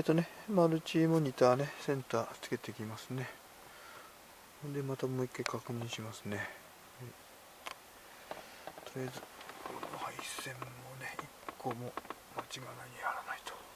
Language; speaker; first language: Japanese; native; Japanese